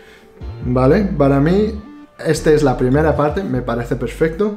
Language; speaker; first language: Spanish; non-native, fluent; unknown